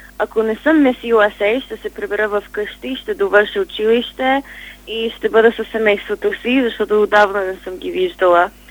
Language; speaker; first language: Bulgarian; early bilingual, heritage; Bulgarian